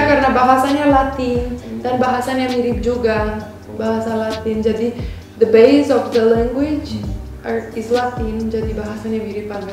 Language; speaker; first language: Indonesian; non-native, fluent; Romanian